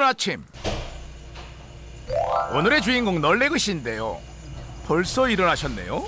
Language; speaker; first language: Korean; native; Korean